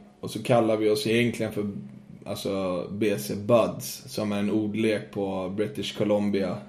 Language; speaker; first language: Swedish; native; Swedish